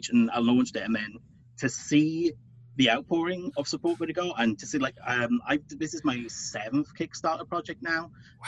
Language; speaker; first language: English; native; English